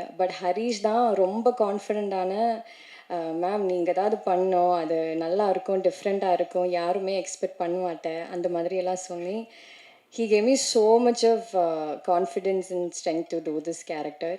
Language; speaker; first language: Tamil; non-native, learner; Malayalam